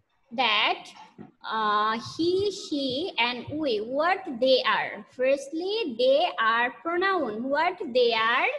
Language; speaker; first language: English; non-native, learner; Bangla